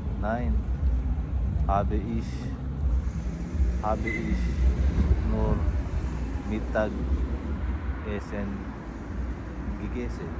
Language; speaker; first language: German; non-native, learner; Filipino